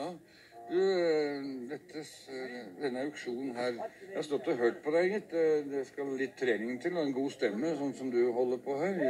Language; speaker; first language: Norwegian; native; Norwegian